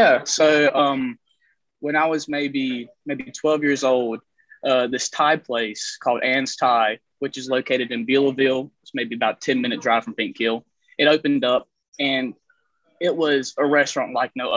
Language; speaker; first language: English; native; English